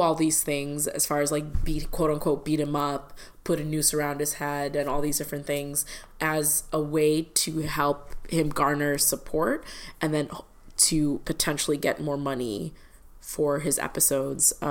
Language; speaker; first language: English; early bilingual, other home language; Malayalam